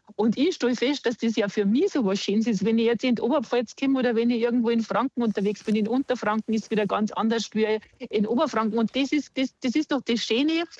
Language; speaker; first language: German; native; German